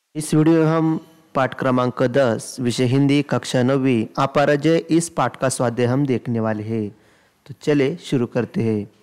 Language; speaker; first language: Hindi; non-native, local second language; Marathi